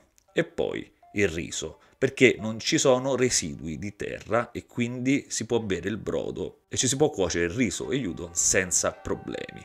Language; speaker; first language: Italian; native; Italian